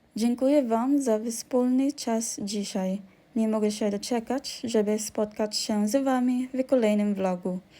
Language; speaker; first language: Polish; non-native, learner; Filipino